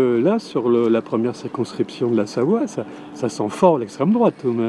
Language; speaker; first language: French; native; French